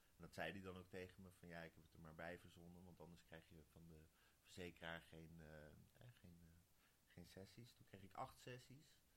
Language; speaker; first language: Dutch; native; Dutch